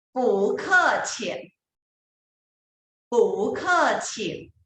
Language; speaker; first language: Chinese; non-native, fluent; Thai